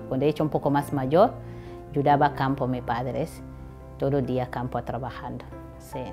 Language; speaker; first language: Spanish; non-native, learner; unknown